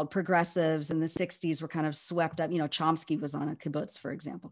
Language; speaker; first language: English; native; English